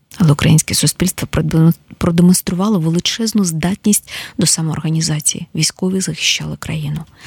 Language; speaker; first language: Ukrainian; native; Ukrainian